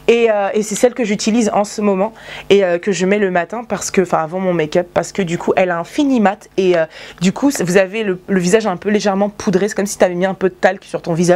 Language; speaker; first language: French; native; French